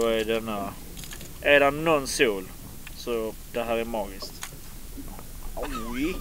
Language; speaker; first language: Swedish; native; Swedish